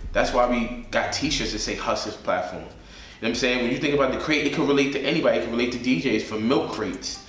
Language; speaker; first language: English; native; English